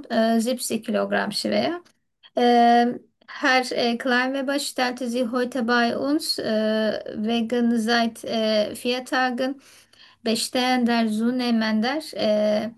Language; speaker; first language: German; non-native, learner; Turkish